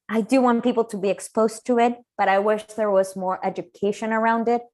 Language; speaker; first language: English; non-native, fluent; Spanish